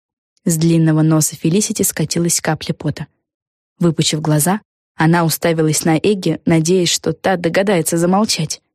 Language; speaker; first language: Russian; native; Russian